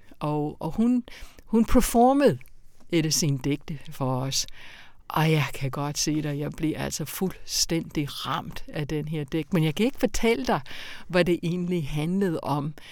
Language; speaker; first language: Danish; non-native, fluent; English